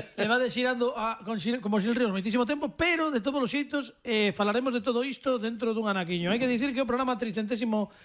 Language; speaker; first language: Galician; non-native, local second language; Spanish